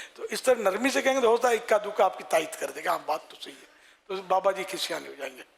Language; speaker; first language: Urdu; native; Urdu